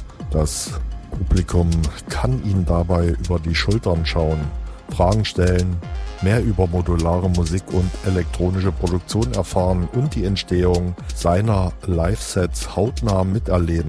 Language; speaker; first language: German; native; German